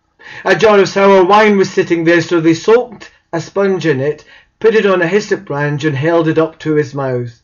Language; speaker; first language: English; native; English